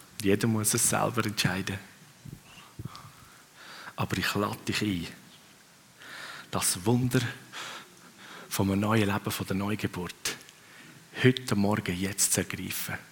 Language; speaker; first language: German; non-native, fluent; Swiss German